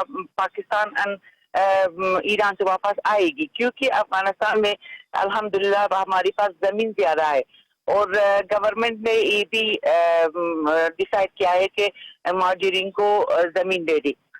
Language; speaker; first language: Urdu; non-native, fluent; Persian